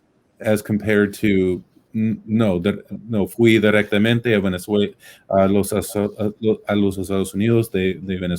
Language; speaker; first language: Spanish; non-native, fluent; English